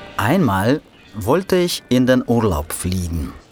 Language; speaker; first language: German; non-native, fluent; Russian